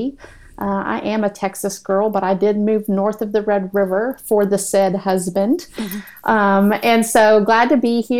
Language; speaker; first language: English; native; English